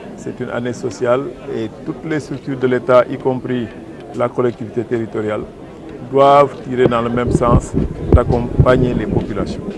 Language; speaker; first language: French; non-native, local second language; Wolof